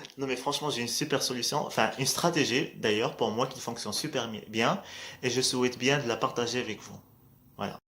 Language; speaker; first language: French; non-native, local second language; Arabic